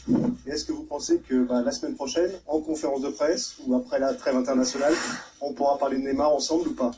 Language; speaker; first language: French; native; French